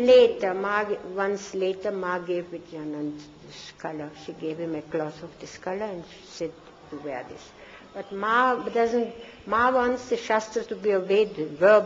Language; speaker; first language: English; non-native, fluent; German